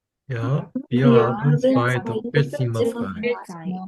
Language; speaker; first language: German; non-native, learner; Korean